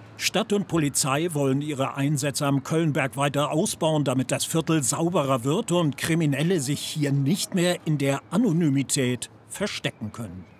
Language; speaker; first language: German; native; German